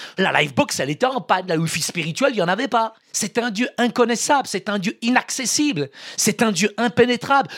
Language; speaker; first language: French; early bilingual, other home language; Arabic